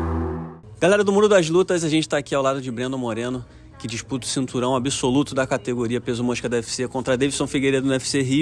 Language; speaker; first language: Portuguese; native; Portuguese